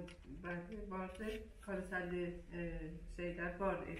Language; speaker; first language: Turkish; non-native, learner; Persian